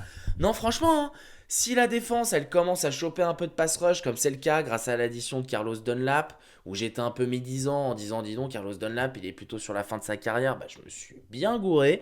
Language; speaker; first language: French; native; French